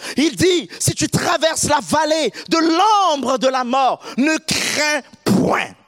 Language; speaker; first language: French; non-native, local second language; Sango